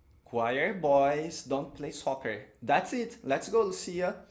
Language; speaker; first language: English; non-native, fluent; Portuguese